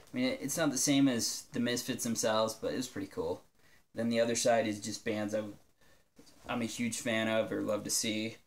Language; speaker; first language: English; native; English